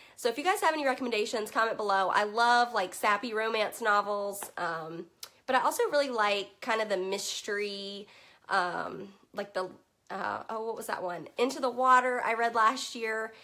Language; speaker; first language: English; native; English